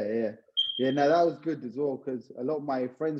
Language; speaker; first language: English; native; English